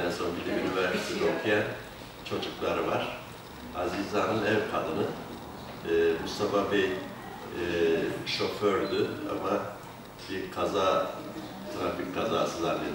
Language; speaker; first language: Turkish; native; Turkish